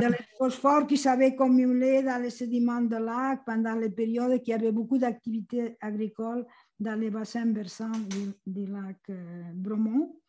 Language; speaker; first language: French; non-native, fluent; Spanish